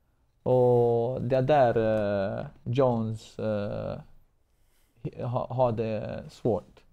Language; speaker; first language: Swedish; non-native, fluent; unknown